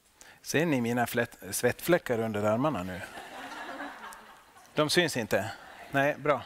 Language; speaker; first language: Swedish; non-native, local second language; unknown